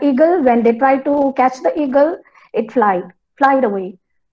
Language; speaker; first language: English; non-native, local second language; Malayalam